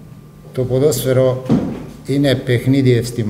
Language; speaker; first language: Greek; non-native, fluent; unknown